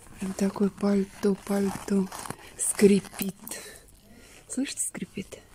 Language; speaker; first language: Russian; native; Russian